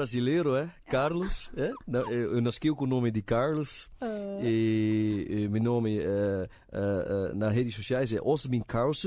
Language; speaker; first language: Portuguese; non-native, learner; Dutch